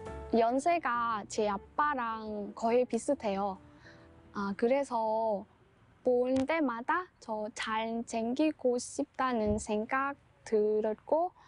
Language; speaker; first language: Korean; non-native, learner; Vietnamese